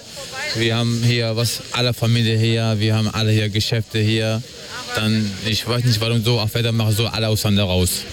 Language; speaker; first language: German; non-native, learner; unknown